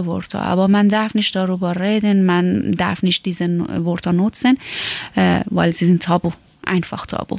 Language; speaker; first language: German; non-native, learner; Persian